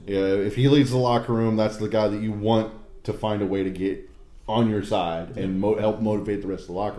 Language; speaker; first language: English; native; English